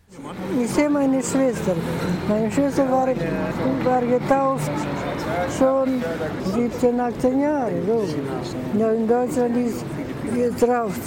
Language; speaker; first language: German; non-native, learner; Romanian